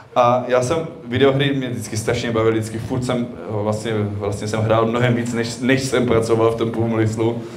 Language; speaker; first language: Czech; early bilingual, heritage; Czech